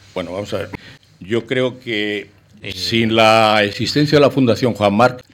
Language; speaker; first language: Spanish; native; Spanish